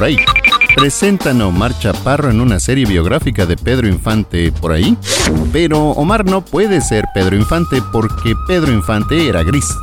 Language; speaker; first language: Spanish; native; Spanish